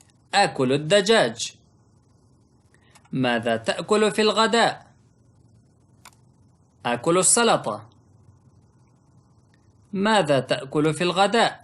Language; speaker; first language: Arabic; non-native, fluent; Pashto